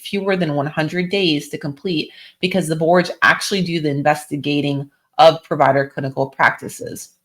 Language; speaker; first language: English; native; English